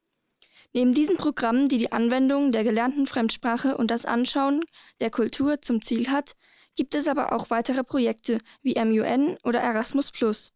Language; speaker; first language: German; native; German